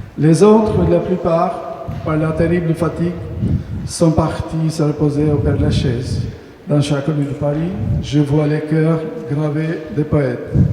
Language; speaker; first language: French; non-native, fluent; Albanian